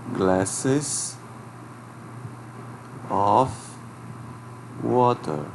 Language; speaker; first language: English; non-native, fluent; Portuguese